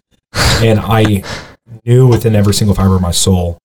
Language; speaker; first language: English; native; English